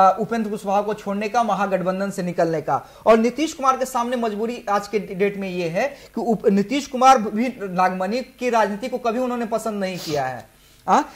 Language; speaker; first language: Hindi; native; Hindi